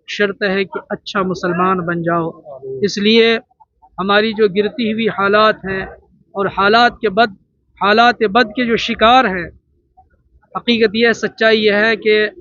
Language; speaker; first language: Urdu; native; Urdu